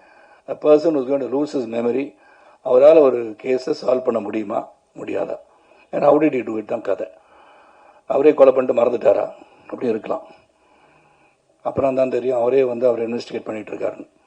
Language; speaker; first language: Tamil; native; Tamil